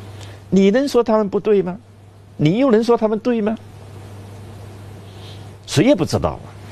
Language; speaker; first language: Chinese; native; Chinese